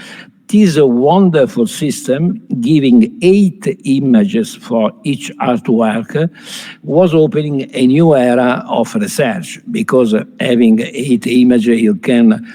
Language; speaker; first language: English; non-native, fluent; Italian